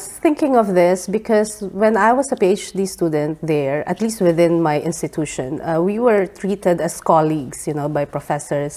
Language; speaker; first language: English; non-native, local second language; Filipino